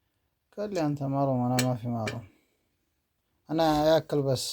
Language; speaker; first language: Arabic; non-native, learner; Amharic